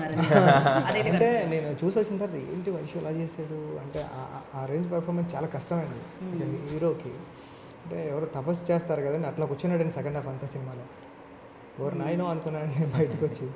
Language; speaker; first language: Telugu; native; Telugu